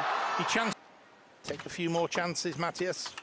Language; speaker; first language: English; native; English